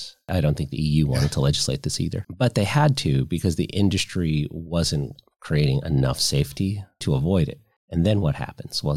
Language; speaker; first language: English; native; English